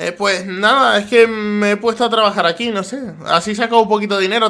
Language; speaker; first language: Spanish; native; Spanish